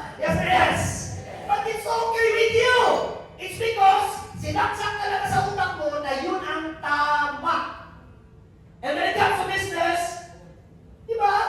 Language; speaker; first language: Filipino; non-native, local second language; Bikol